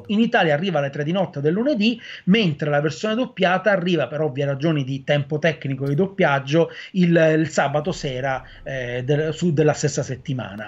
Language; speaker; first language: Italian; native; Italian